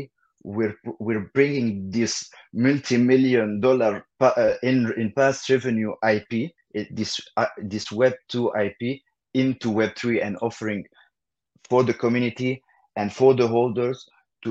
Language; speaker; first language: English; non-native, fluent; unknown